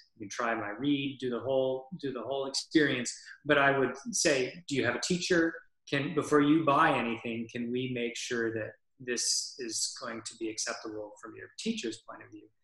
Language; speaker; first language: English; native; English